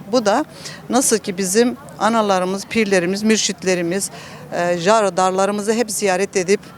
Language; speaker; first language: Turkish; native; Turkish